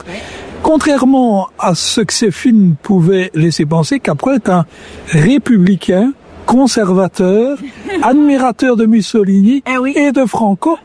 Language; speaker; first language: French; native; French